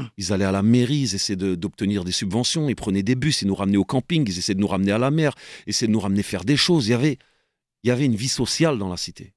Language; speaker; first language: French; native; French